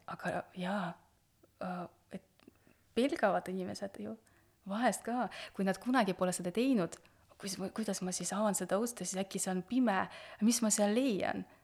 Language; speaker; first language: Estonian; non-native, local second language; Russian